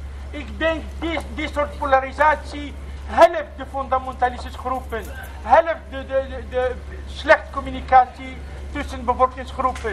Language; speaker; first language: Dutch; non-native, learner; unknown